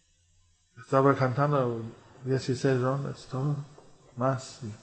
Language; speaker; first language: Spanish; non-native, fluent; English